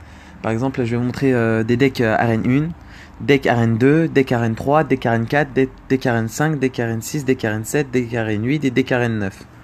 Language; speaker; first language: French; native; French